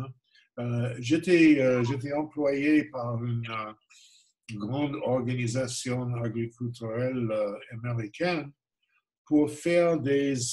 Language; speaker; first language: French; non-native, fluent; English